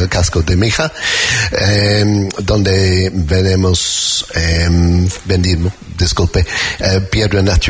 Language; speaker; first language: Spanish; non-native, learner; English